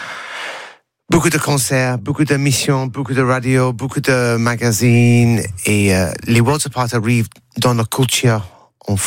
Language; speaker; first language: French; non-native, learner; English